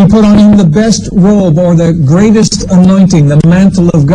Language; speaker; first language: English; native; English